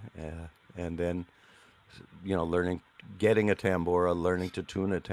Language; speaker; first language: English; native; English